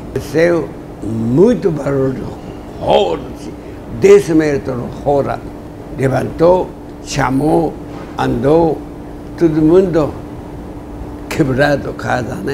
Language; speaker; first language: Portuguese; non-native, learner; Japanese